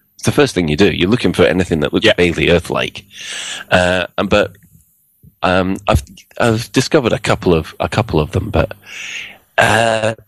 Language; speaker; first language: English; native; English